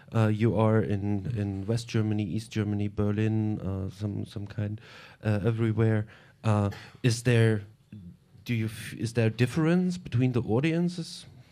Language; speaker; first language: English; non-native, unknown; German